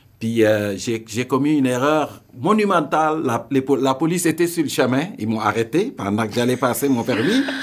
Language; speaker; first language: French; non-native, local second language; Serer